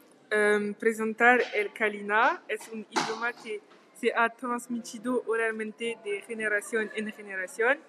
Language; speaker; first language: Spanish; non-native, learner; French